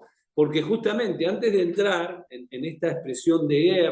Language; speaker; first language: Spanish; native; Spanish